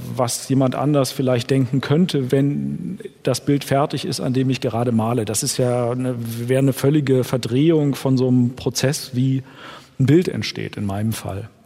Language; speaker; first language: German; native; German